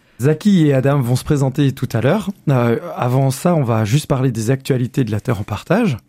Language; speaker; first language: French; native; French